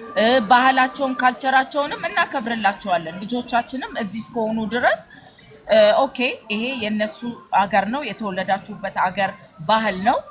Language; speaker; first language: Amharic; native; Amharic